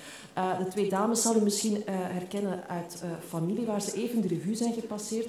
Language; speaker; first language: Dutch; native; Dutch